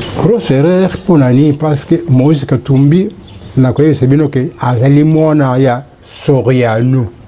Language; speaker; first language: Lingala; non-native, local second language; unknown